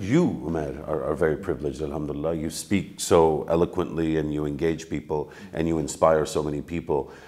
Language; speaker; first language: English; early bilingual, other home language; Urdu